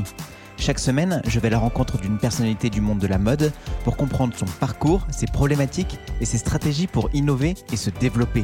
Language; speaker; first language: French; native; French